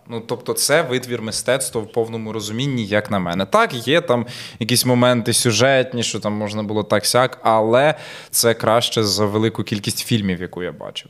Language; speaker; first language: Ukrainian; native; Ukrainian